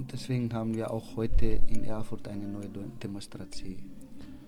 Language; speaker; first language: German; non-native, learner; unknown